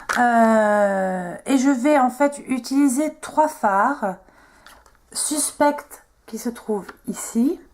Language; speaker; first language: French; native; French